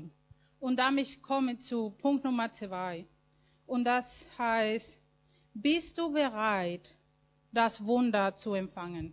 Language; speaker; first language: German; non-native, fluent; Spanish